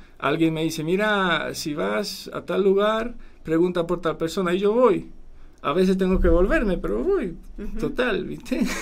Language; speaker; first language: Spanish; non-native, fluent; Polish